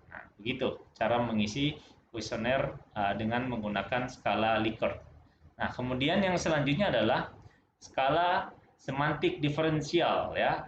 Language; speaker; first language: Indonesian; native; Indonesian